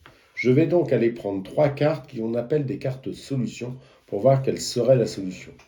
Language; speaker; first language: French; native; French